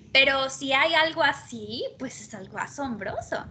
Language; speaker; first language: Spanish; native; Spanish